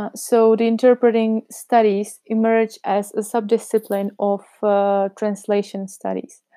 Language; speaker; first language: English; non-native, fluent; Czech